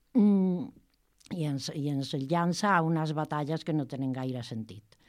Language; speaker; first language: Catalan; non-native, local second language; Spanish